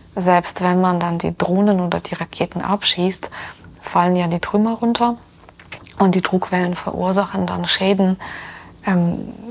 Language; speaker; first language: German; non-native, fluent; Ukrainian